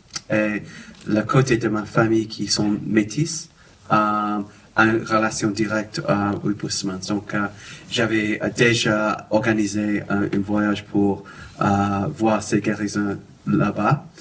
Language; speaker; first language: French; non-native, fluent; English